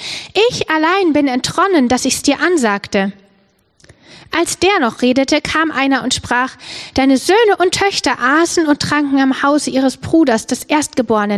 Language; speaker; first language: German; native; German